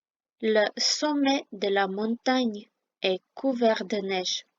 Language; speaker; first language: French; non-native, fluent; Armenian